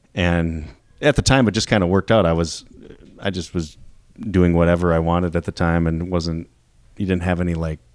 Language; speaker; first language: English; native; English